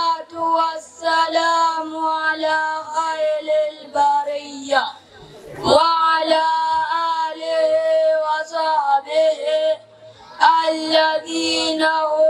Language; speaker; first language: Arabic; non-native, learner; Swahili